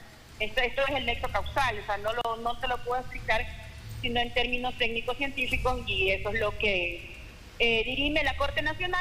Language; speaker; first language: Spanish; native; Spanish